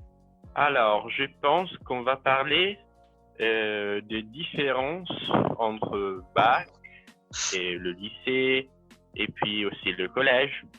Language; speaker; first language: French; non-native, learner; Italian